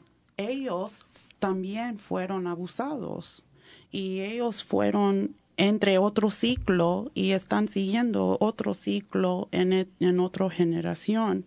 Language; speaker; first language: Spanish; early bilingual, heritage; Spanish